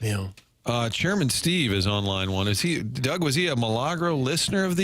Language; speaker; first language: English; native; English